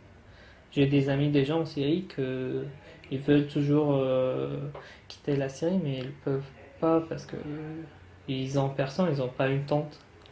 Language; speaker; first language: French; non-native, fluent; Arabic